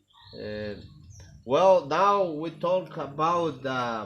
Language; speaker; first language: English; non-native, learner; Spanish